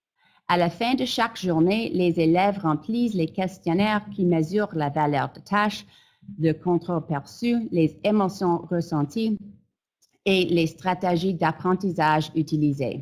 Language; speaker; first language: French; non-native, fluent; English